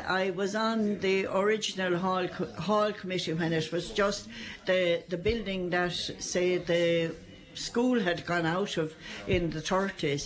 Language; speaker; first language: English; native; English